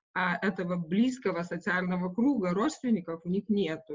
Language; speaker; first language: Russian; non-native, local second language; Lithuanian